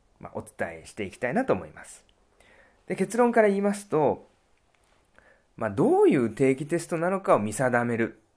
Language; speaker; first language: Japanese; native; Japanese